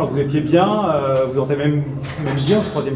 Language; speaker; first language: French; native; French